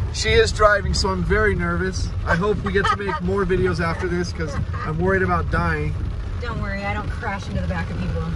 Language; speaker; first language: English; native; English